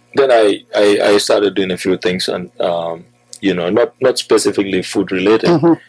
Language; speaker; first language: English; non-native, local second language; Wolof